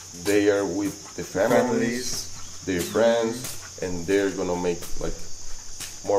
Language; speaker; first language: English; non-native, fluent; Spanish